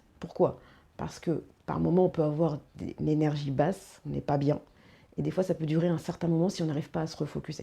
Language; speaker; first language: French; native; French